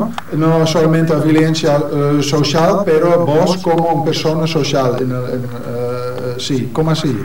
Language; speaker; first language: Spanish; non-native, learner; Dutch